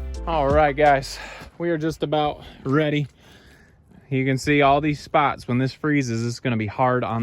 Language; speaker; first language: English; native; English